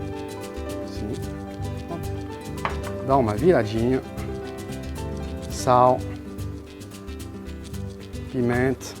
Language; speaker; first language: Portuguese; non-native, fluent; French